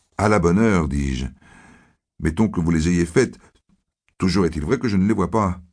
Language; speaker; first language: French; native; French